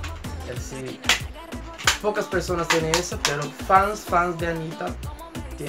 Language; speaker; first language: Spanish; non-native, fluent; Portuguese